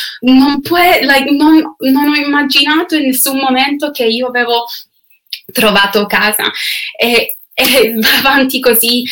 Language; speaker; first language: Italian; non-native, fluent; English